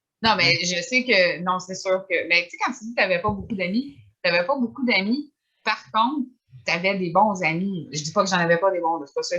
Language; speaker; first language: French; native; French